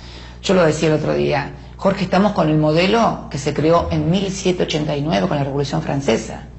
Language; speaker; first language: Spanish; native; Spanish